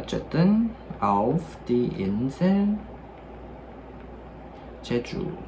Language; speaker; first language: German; non-native, fluent; Korean